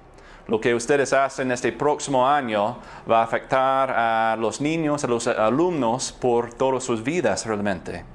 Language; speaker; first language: Spanish; non-native, fluent; English